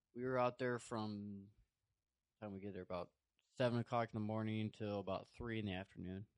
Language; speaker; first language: English; native; English